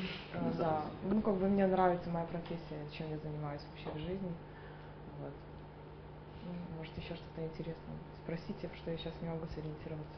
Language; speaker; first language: Russian; native; Russian